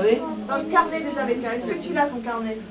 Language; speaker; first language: French; native; French